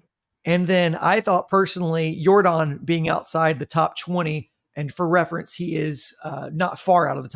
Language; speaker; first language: English; native; English